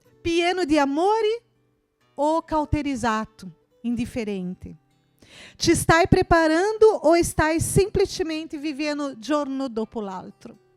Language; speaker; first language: Italian; non-native, fluent; Portuguese